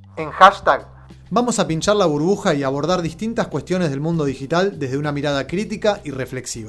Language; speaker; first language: Spanish; native; Spanish